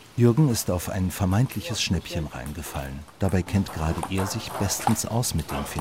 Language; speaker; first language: German; native; German